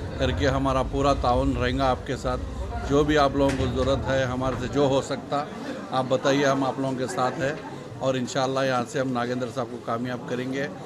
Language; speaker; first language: Hindi; non-native, local second language; Urdu